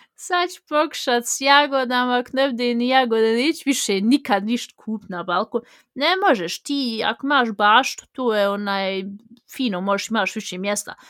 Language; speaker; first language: Bosnian; early bilingual, heritage; Bosnian